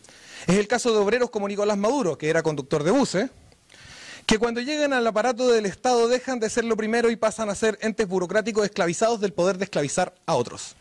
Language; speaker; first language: Spanish; native; Spanish